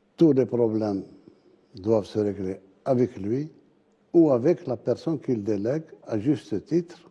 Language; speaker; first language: French; non-native, local second language; Arabic